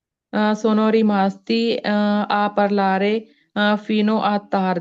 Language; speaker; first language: Italian; non-native, learner; Punjabi